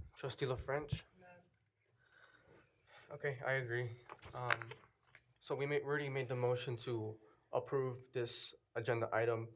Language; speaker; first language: English; native; English